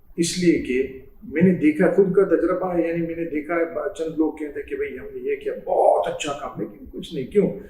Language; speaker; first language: Urdu; non-native, fluent; English